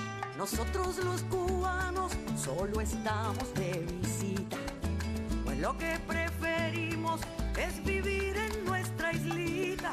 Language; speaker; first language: Spanish; native; Spanish